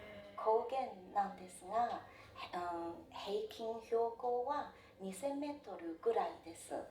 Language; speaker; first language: Japanese; non-native, fluent; Chinese